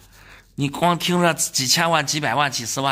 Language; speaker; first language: Chinese; native; Chinese